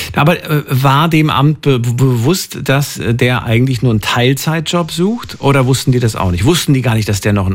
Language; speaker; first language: German; native; German